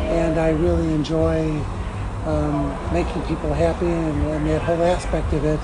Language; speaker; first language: English; native; English